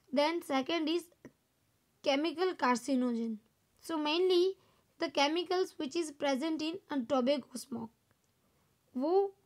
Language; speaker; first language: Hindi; non-native, local second language; Gujarati